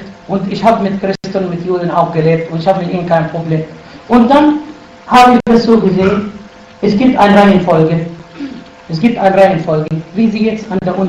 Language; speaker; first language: German; non-native, fluent; Arabic